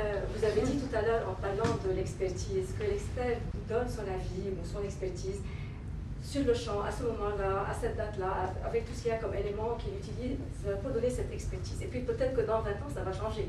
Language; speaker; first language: French; non-native, local second language; Arabic